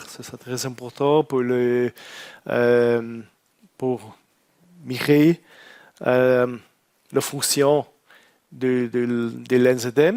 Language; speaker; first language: French; non-native, learner; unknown